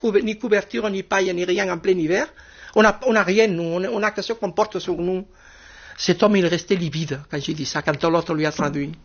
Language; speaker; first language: French; non-native, fluent; Spanish